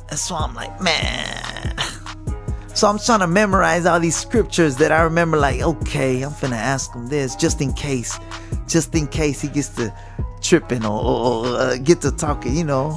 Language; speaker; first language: English; early bilingual, other home language; Spanish